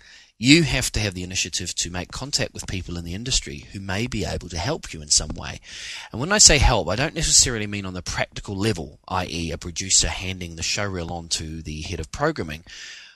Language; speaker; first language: English; native; English